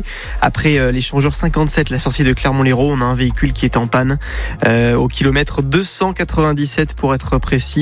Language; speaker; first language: French; native; French